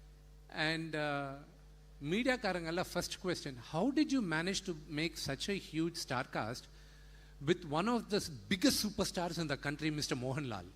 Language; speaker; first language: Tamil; non-native, local second language; Telugu